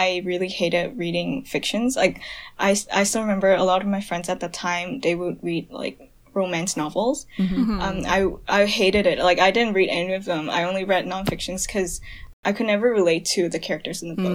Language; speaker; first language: English; non-native, local second language; Cantonese